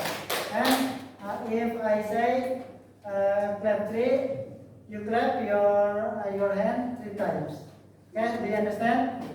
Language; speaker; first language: English; non-native, fluent; Indonesian